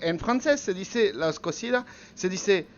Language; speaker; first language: Spanish; non-native, learner; French